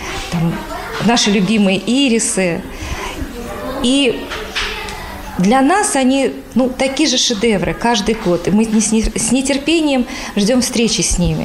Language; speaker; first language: Russian; native; Russian